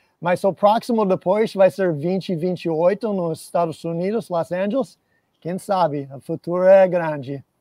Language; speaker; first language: Portuguese; non-native, fluent; English